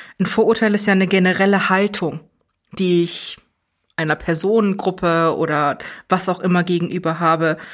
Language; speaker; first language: German; early bilingual, other home language; Persian